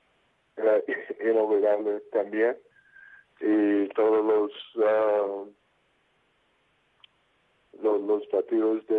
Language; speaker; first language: Spanish; non-native, fluent; English